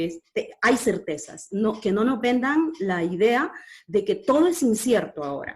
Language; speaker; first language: Spanish; native; Spanish